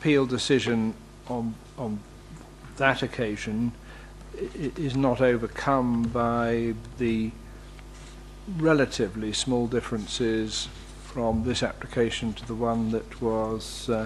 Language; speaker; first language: English; native; English